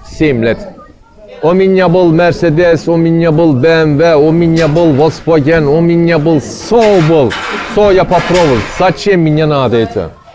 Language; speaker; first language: Russian; non-native, learner; Turkish